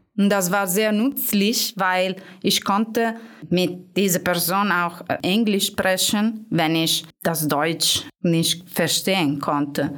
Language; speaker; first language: German; non-native, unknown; Italian